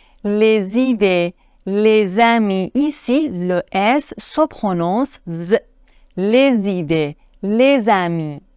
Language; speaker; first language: French; non-native, fluent; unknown